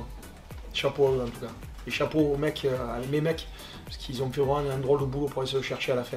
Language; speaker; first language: French; native; French